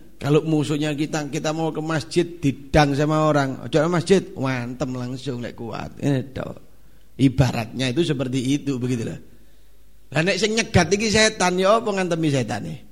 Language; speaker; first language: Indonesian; non-native, local second language; Javanese